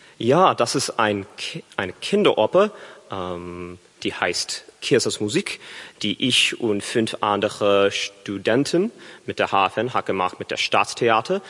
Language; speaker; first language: German; non-native, learner; English